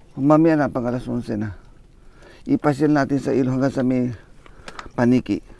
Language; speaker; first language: Filipino; non-native, local second language; Iloko